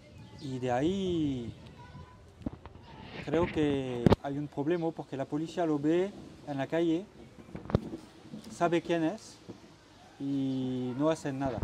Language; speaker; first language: Spanish; non-native, learner; French